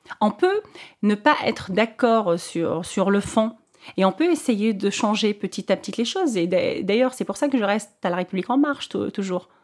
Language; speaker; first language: French; non-native, local second language; Arabic